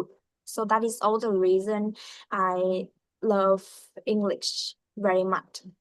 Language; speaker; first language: English; non-native, learner; Vietnamese